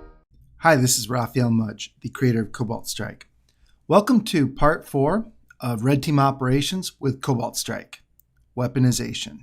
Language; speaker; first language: English; native; English